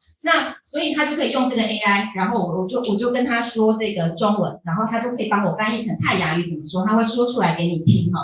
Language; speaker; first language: Chinese; native; Chinese